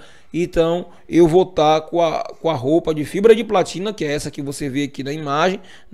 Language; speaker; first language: Portuguese; native; Portuguese